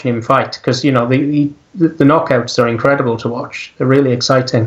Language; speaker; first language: English; native; English